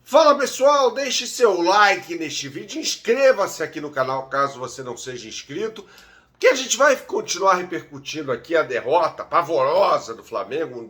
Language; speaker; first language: Portuguese; native; Portuguese